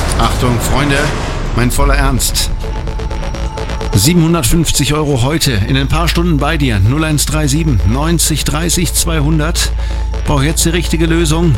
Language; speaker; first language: German; native; German